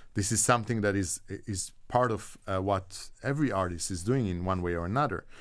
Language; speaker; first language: English; non-native, fluent; Hebrew